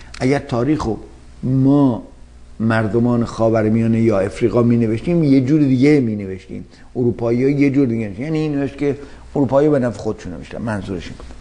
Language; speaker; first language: Persian; native; Persian